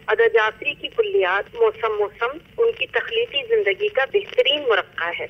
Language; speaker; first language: Urdu; native; Urdu